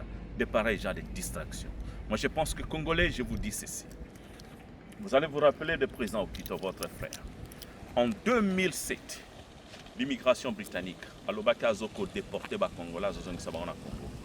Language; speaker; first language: French; non-native, local second language; Lingala